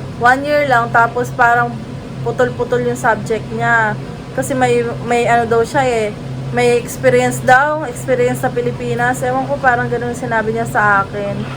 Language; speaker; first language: Filipino; native; Filipino